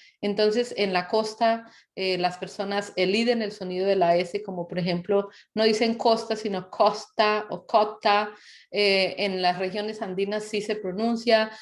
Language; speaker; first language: Spanish; native; Spanish